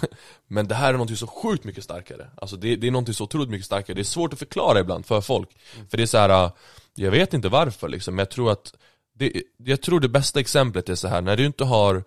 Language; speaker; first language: Swedish; native; Swedish